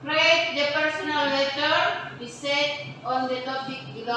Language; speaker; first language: English; non-native, learner; Indonesian